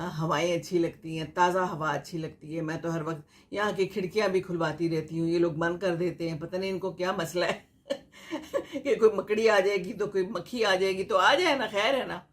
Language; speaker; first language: Urdu; native; Urdu